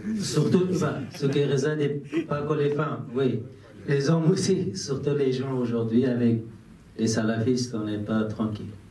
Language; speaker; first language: French; non-native, fluent; Persian